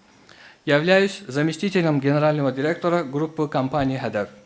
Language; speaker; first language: Russian; non-native, local second language; Azerbaijani